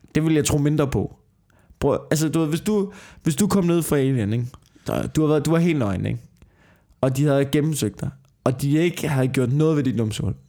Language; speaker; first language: Danish; native; Danish